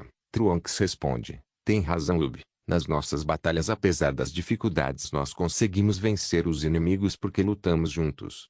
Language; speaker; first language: Portuguese; native; Portuguese